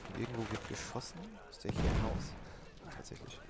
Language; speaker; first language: German; native; German